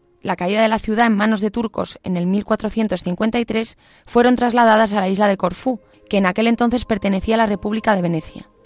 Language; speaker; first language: Spanish; native; Spanish